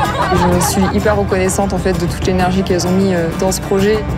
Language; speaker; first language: French; native; French